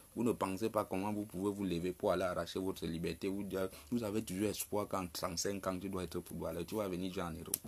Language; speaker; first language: French; non-native, local second language; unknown